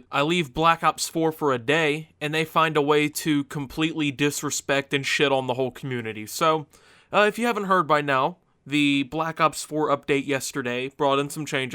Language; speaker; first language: English; native; English